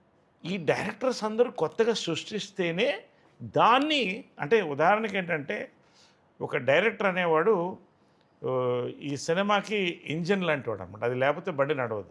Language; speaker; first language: Telugu; native; Telugu